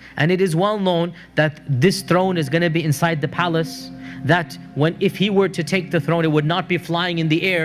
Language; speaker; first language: English; native; English